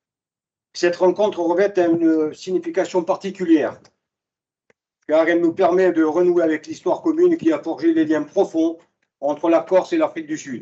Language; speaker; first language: French; native; French